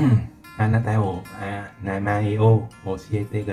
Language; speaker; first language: Japanese; non-native, learner; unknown